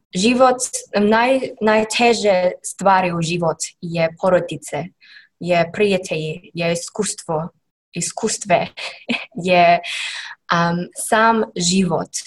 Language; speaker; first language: Serbian; non-native, learner; English